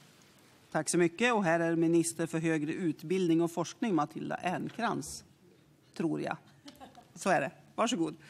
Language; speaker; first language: Swedish; native; Swedish